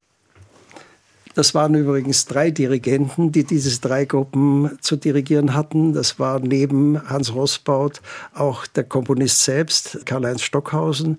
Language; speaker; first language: German; native; German